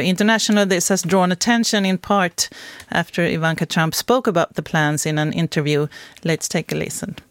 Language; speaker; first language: English; non-native, fluent; Swedish